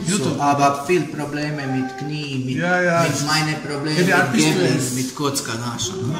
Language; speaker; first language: German; non-native, learner; Croatian